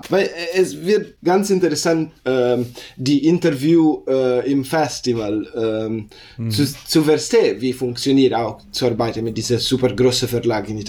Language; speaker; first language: German; non-native, learner; Italian